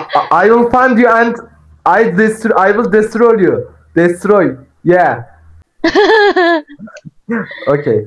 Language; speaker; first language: English; non-native, learner; Turkish